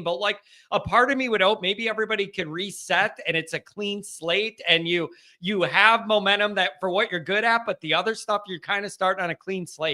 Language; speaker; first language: English; native; English